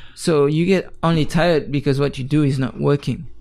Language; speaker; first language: English; non-native, fluent; French